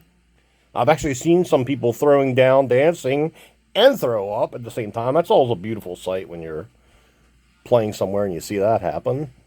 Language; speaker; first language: English; native; English